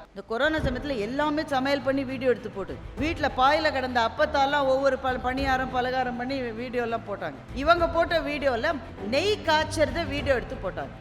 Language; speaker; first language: Tamil; native; Tamil